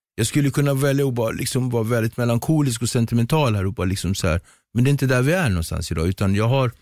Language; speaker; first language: Swedish; early bilingual, other home language; Kabuverdianu